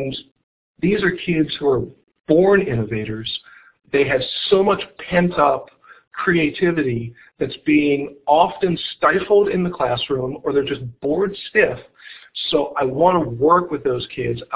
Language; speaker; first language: English; native; English